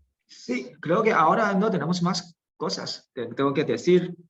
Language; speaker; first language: Spanish; non-native, learner; Chinese